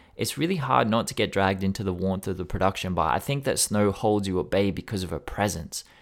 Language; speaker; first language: English; native; English